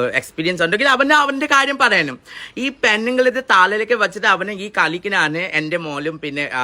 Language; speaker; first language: Malayalam; non-native, fluent; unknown